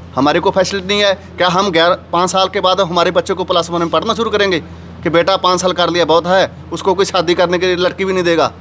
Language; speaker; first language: Hindi; native; Hindi